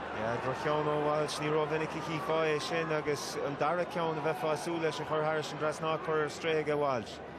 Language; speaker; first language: Irish; native; Irish